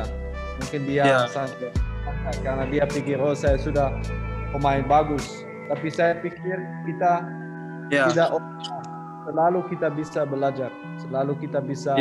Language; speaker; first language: Indonesian; non-native, learner; Dutch